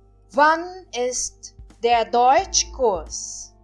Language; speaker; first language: German; non-native, fluent; Portuguese